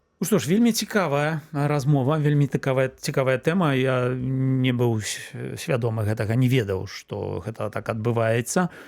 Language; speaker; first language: Belarusian; native; Belarusian